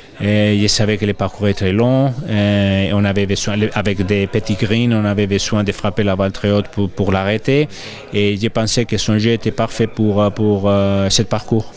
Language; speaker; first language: French; non-native, fluent; Spanish